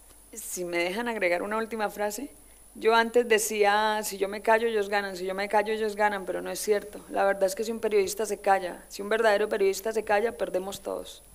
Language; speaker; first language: Spanish; native; Spanish